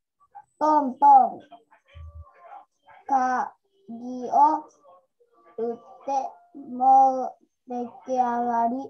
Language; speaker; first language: Japanese; non-native, learner; Vietnamese